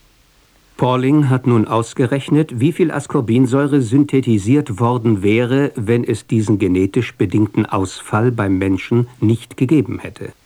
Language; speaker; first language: German; native; German